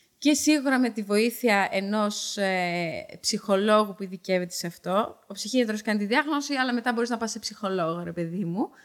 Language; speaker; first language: Greek; early bilingual, heritage; Dutch